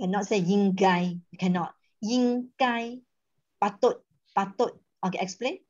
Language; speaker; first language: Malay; non-native, local second language; Chinese